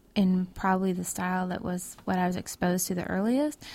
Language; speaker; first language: English; native; English